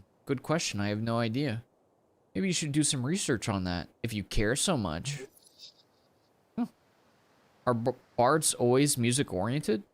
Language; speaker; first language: English; native; English